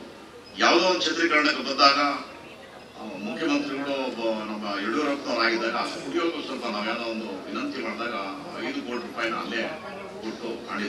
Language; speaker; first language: Kannada; native; Kannada